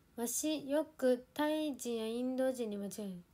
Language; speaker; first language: Japanese; native; Japanese